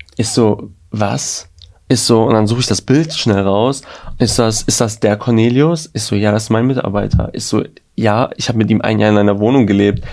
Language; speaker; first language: German; early bilingual, other home language; Albanian